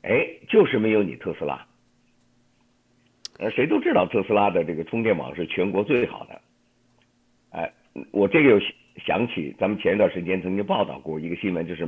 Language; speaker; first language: Chinese; native; Chinese